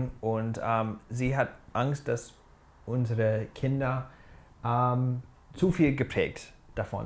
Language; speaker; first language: German; non-native, fluent; English